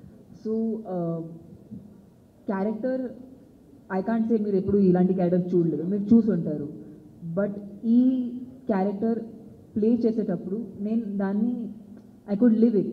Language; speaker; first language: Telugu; non-native, fluent; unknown